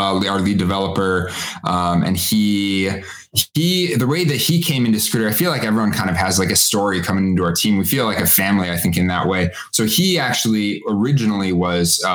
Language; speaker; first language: English; native; English